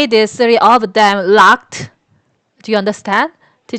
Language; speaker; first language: English; non-native, learner; Korean